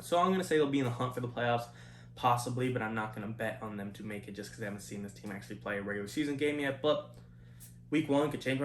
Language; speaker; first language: English; native; English